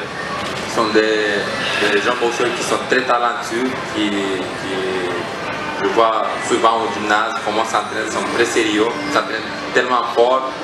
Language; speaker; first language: French; non-native, fluent; Romanian